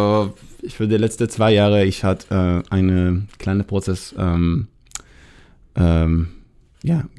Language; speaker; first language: German; non-native, learner; Hebrew